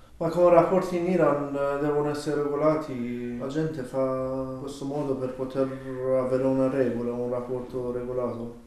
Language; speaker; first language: Italian; non-native, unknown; Persian